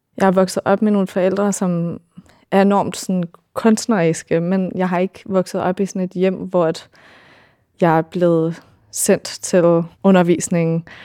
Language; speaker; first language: Danish; early bilingual, heritage; Danish